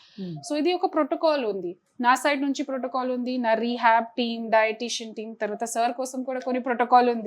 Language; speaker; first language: Telugu; non-native, local second language; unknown